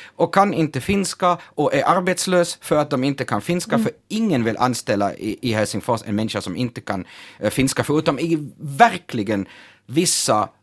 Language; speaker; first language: Swedish; non-native, fluent; German